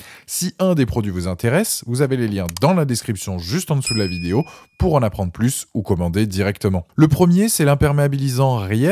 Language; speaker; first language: French; native; French